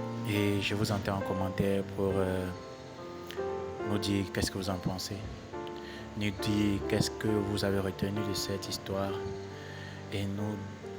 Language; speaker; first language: French; native; French